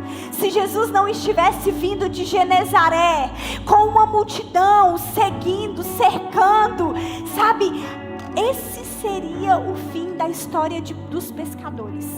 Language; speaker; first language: Portuguese; native; Portuguese